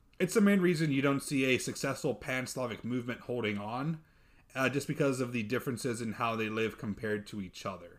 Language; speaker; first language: English; native; English